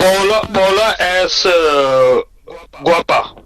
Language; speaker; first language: Spanish; non-native, learner; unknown